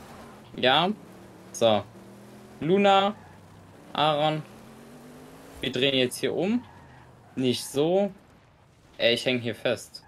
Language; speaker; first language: German; native; German